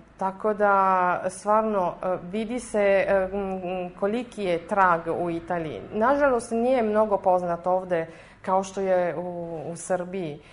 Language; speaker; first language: Serbian; non-native, fluent; Italian